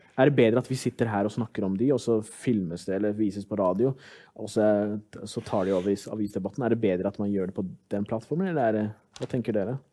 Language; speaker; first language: Norwegian; early bilingual, other home language; Somali